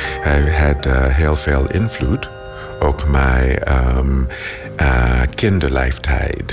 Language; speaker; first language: Dutch; non-native, learner; English